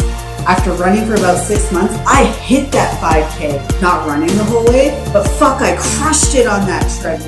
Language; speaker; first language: English; native; English